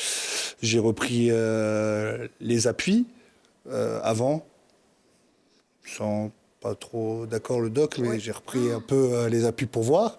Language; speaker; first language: French; native; French